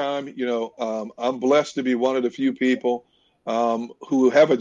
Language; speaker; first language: English; native; English